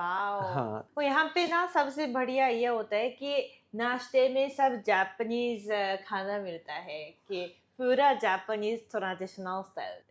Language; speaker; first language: Hindi; non-native, fluent; Japanese